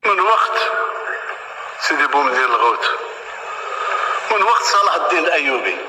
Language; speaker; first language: Arabic; native; Arabic